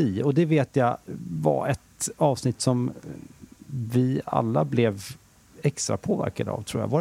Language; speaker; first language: Swedish; native; Swedish